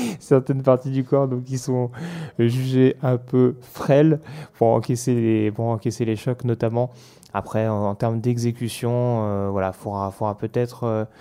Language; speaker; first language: French; native; French